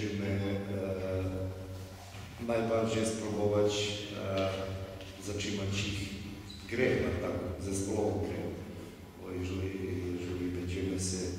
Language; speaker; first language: Polish; non-native, fluent; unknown